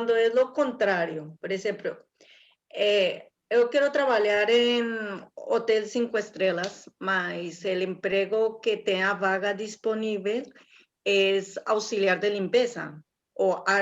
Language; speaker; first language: Portuguese; non-native, fluent; Spanish